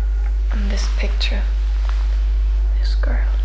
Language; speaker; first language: English; non-native, fluent; German